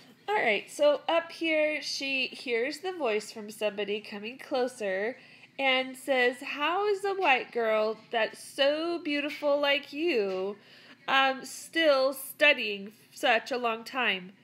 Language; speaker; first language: English; native; English